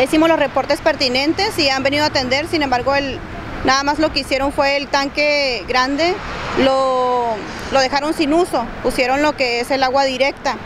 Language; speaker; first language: Spanish; native; Spanish